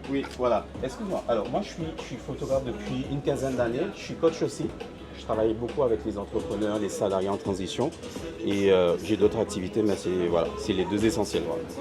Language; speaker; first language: French; native; French